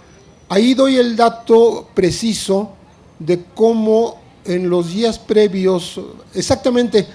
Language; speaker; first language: Spanish; native; Spanish